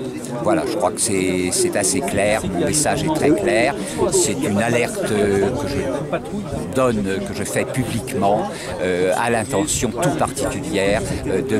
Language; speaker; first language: French; native; French